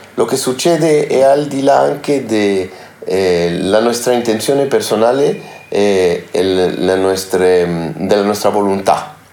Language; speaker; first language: Italian; non-native, learner; Spanish